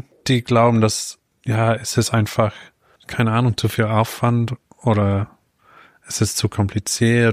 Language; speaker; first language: German; non-native, fluent; English